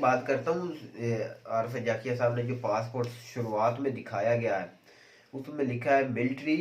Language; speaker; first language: Urdu; non-native, local second language; Kashmiri